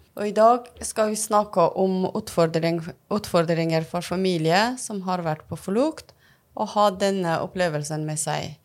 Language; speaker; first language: Norwegian; non-native, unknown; Persian